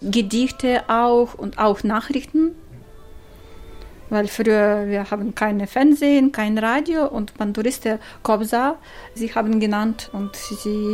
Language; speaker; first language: German; non-native, learner; Ukrainian